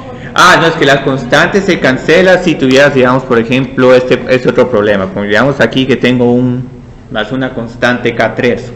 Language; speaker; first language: Spanish; native; Spanish